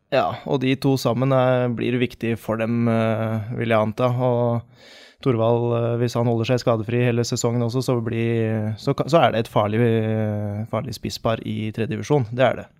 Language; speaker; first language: Norwegian; native; Norwegian